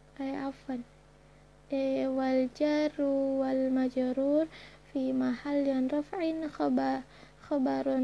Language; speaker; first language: Arabic; non-native, learner; Indonesian